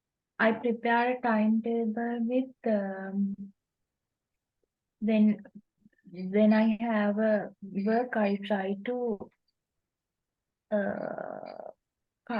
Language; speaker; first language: English; non-native, learner; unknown